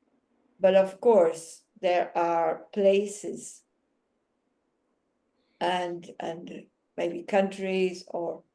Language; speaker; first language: English; non-native, fluent; Portuguese